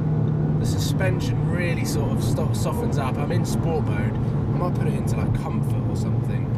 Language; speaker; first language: English; native; English